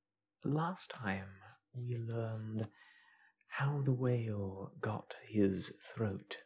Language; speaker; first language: English; native; English